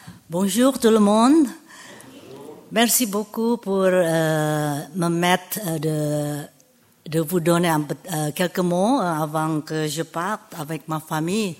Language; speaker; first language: French; non-native, fluent; Indonesian